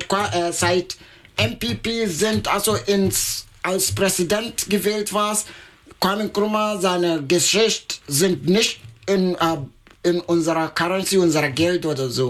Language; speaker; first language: German; non-native, learner; Akan